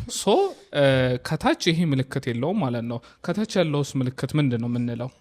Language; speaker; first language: Amharic; non-native, local second language; Oromo